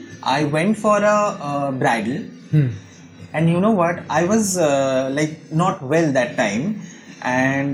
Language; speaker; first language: English; non-native, local second language; Bangla